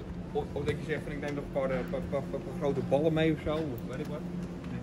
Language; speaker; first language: Dutch; native; Dutch